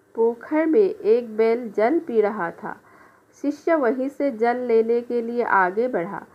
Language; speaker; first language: Hindi; non-native, local second language; Assamese